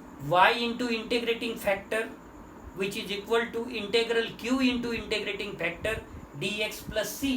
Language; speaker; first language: English; non-native, local second language; Marathi